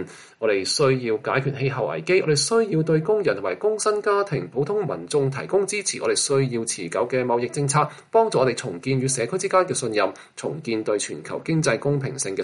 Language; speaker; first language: Chinese; non-native, local second language; Cantonese